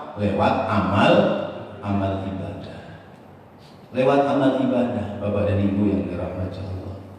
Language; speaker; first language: Indonesian; non-native, local second language; Javanese